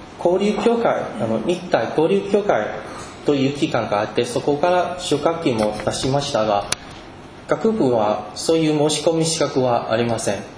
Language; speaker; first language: Japanese; non-native, fluent; Chinese